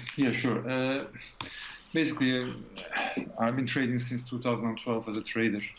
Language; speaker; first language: English; non-native, fluent; Turkish